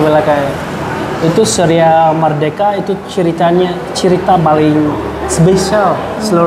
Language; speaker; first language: Indonesian; non-native, fluent; Arabic